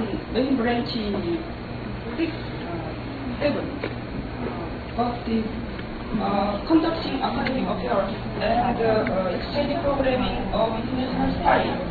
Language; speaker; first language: English; non-native, learner; Korean